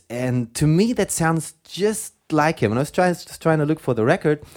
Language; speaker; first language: English; non-native, fluent; German